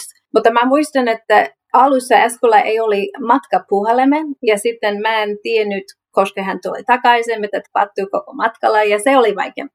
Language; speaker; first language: Finnish; non-native, learner; English